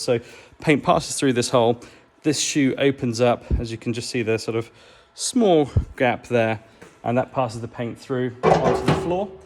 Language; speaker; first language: English; native; English